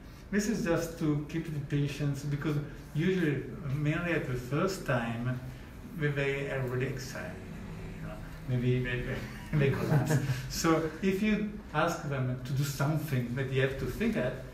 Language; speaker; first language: English; non-native, fluent; Italian